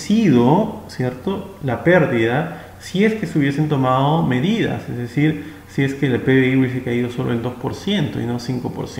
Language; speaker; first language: Spanish; native; Spanish